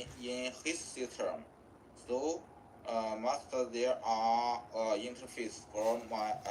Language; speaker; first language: English; non-native, learner; Chinese